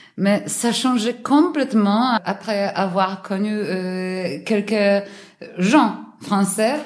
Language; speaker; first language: French; non-native, learner; Polish